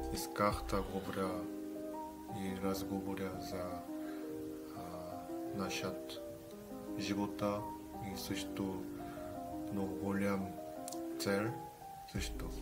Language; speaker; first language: Bulgarian; non-native, learner; Korean